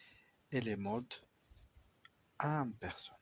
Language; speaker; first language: French; non-native, fluent; Spanish